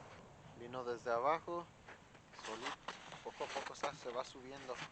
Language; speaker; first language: Spanish; early bilingual, heritage; Spanish